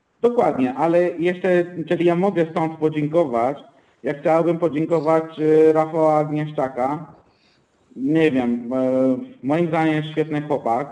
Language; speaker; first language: Polish; non-native, fluent; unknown